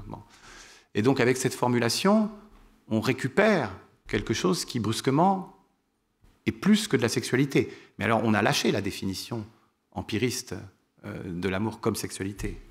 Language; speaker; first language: French; native; French